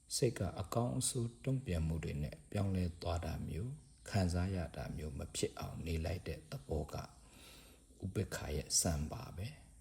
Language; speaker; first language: Burmese; non-native, fluent; Korean